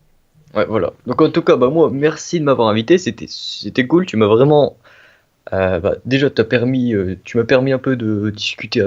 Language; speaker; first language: French; native; French